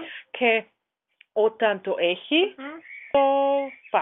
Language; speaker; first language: Greek; non-native, learner; German